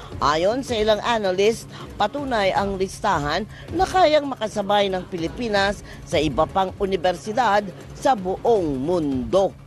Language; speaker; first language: Filipino; native; Filipino